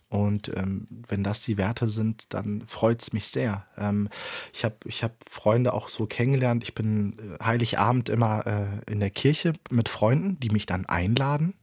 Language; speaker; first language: German; early bilingual, other home language; Turkish